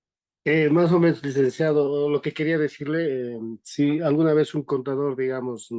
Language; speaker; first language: Spanish; native; Spanish